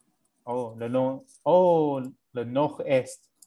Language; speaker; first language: French; non-native, learner; English